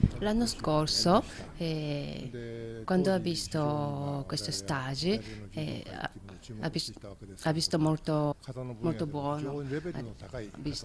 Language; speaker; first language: Italian; non-native, learner; Japanese